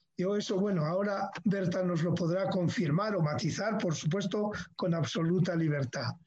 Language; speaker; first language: Spanish; native; Spanish